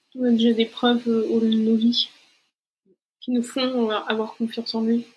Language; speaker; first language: French; non-native, fluent; Portuguese